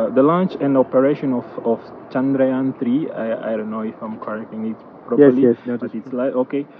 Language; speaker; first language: English; non-native, learner; Portuguese